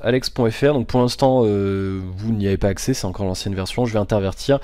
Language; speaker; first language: French; native; French